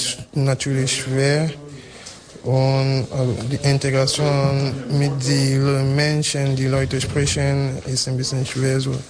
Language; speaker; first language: German; non-native, learner; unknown